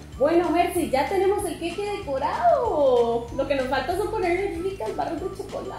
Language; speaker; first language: Spanish; native; Spanish